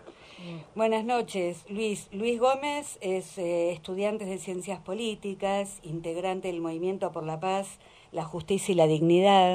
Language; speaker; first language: Spanish; native; Spanish